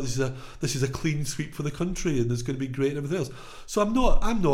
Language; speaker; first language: English; native; English